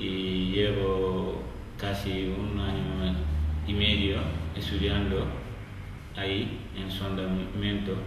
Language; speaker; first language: Spanish; non-native, learner; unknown